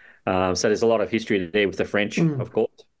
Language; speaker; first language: English; native; English